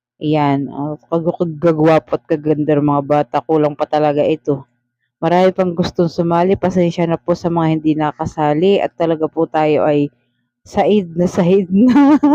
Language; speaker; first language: Filipino; native; Filipino